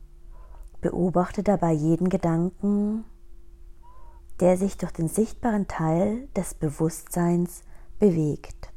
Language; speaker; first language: German; native; German